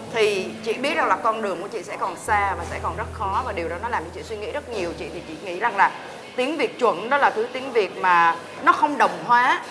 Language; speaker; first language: Vietnamese; native; Vietnamese